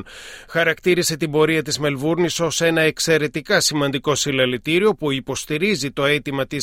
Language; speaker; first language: Greek; native; Greek